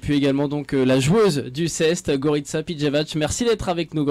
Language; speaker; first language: French; native; French